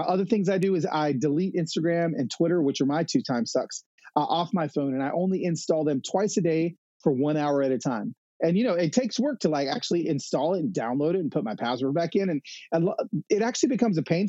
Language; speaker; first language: English; native; English